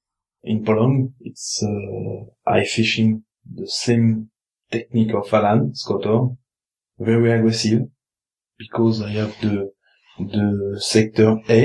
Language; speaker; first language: English; non-native, learner; French